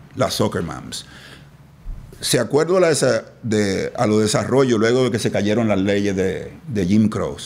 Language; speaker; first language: Spanish; native; Spanish